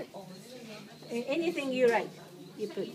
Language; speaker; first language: English; non-native, learner; Japanese